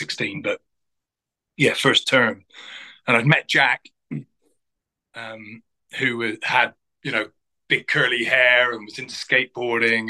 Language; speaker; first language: English; native; English